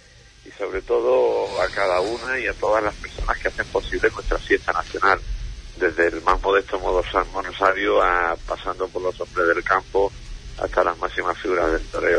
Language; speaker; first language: Spanish; native; Spanish